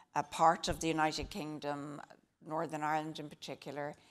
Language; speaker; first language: English; native; English